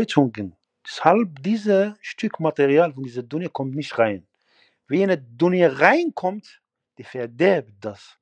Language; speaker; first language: German; non-native, fluent; Arabic